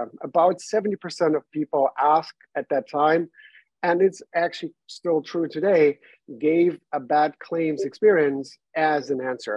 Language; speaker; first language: English; non-native, fluent; German